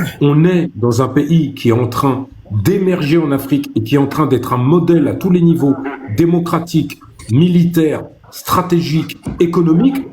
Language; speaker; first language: French; early bilingual, other home language; Arabic